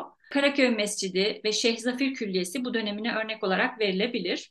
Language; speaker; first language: Turkish; native; Turkish